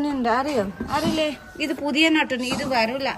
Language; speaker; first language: Malayalam; non-native, learner; Nepali